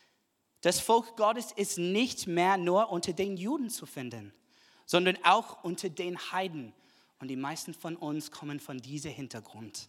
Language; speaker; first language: German; non-native, fluent; English